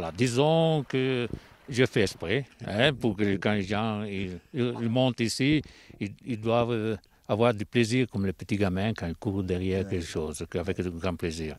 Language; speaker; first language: French; non-native, local second language; Italian